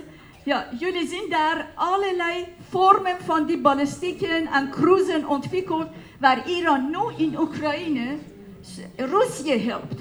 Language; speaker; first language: Dutch; non-native, fluent; Persian